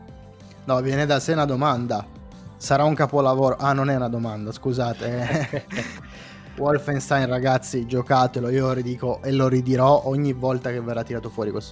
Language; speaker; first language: Italian; native; Italian